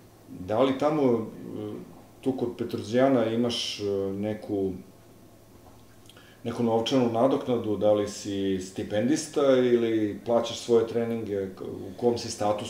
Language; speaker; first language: Serbian; native; Serbian